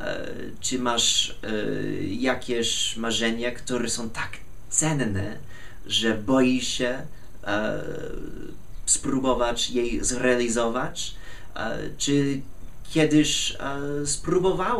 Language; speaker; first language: Polish; non-native, fluent; English